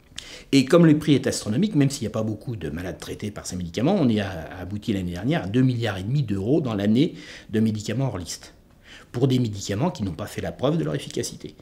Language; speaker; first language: French; native; French